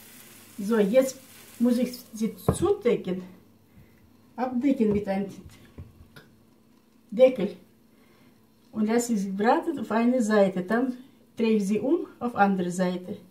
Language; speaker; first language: German; non-native, fluent; Russian